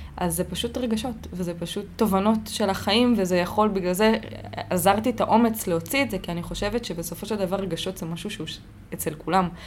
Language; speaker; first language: Hebrew; native; Hebrew